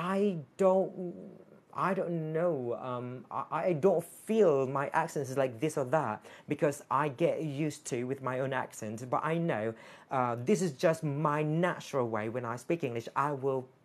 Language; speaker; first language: English; non-native, fluent; Thai